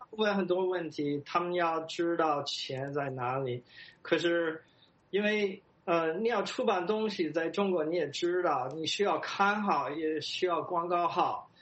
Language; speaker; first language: Chinese; non-native, fluent; English